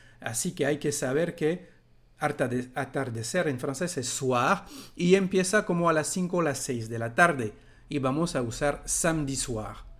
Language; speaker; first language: Spanish; non-native, fluent; French